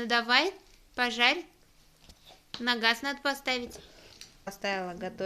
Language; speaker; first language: Russian; native; Russian